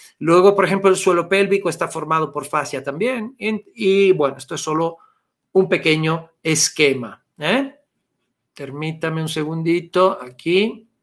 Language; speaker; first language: Spanish; non-native, fluent; Italian